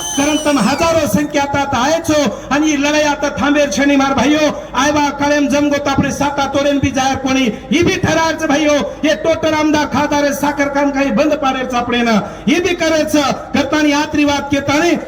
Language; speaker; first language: Marathi; non-native, local second language; Lambadi